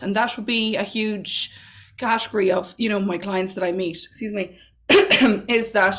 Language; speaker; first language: English; native; English